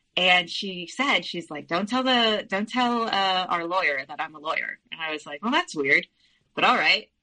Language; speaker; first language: English; early bilingual, other home language; Spanish